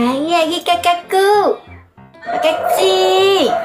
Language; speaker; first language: Indonesian; non-native, learner; Vietnamese